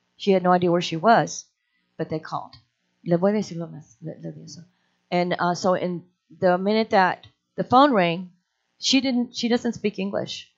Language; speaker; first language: English; native; English